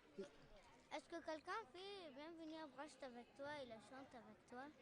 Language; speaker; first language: French; non-native, fluent; Arabic